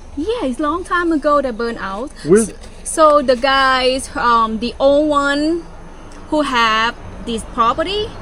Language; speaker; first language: English; non-native, learner; Thai